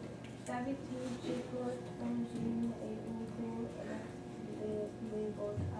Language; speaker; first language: French; non-native, learner; English